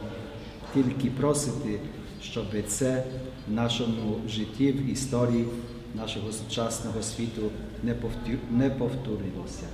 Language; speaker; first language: Ukrainian; non-native, fluent; Polish